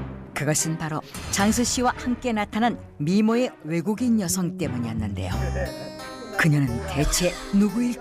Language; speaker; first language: Korean; native; Korean